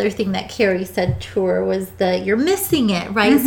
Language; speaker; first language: English; native; English